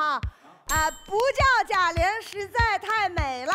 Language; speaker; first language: Chinese; native; Chinese